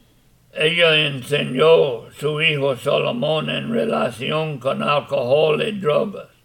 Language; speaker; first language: Spanish; non-native, fluent; English